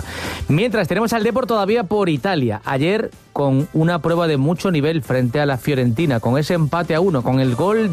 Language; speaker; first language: Spanish; native; Spanish